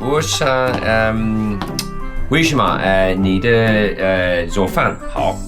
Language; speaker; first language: Chinese; non-native, learner; English